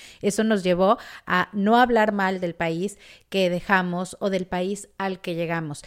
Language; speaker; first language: Spanish; native; Spanish